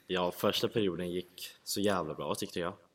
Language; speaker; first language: Swedish; non-native, fluent; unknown